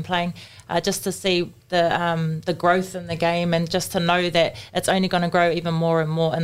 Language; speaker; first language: English; native; English